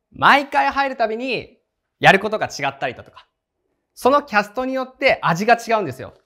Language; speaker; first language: Japanese; native; Japanese